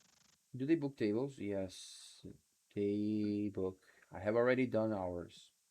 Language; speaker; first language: English; non-native, fluent; Portuguese